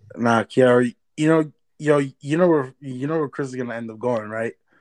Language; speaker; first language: English; early bilingual, other home language; Spanish